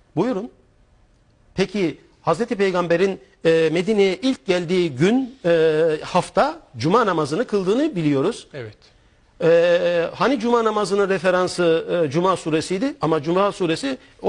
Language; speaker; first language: Turkish; native; Turkish